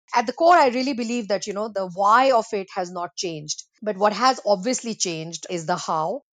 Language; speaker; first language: English; non-native, local second language; Hindi